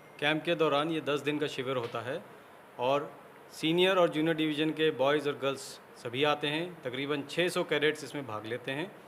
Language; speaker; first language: Hindi; native; Hindi